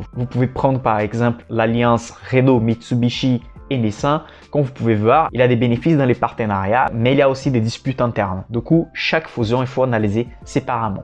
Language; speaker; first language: French; non-native, fluent; Portuguese